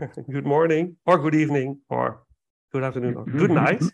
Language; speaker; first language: English; non-native, fluent; Dutch